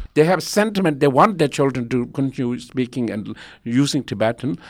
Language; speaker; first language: English; non-native, local second language; Tibetan